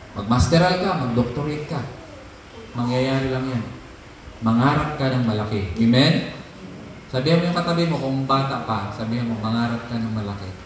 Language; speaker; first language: Filipino; non-native, local second language; Cebuano